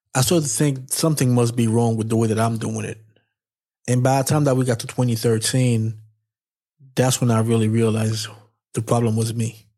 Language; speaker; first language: English; non-native, fluent; Haitian Creole